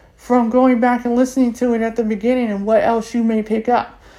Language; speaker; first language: English; native; English